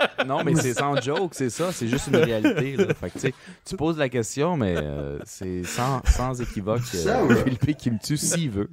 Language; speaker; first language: French; native; French